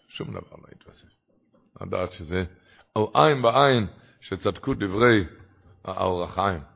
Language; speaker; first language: Hebrew; non-native, local second language; Yiddish